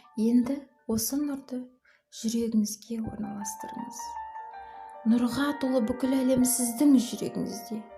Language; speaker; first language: Kazakh; native; Kazakh